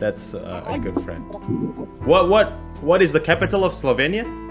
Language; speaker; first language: English; non-native, fluent; Indonesian